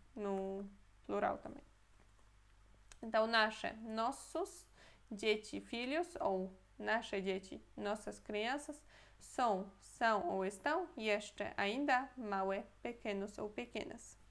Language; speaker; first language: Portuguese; non-native, fluent; Polish